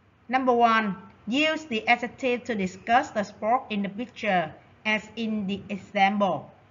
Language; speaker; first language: English; non-native, fluent; Vietnamese